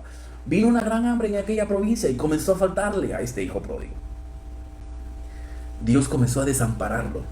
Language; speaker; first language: Spanish; native; Spanish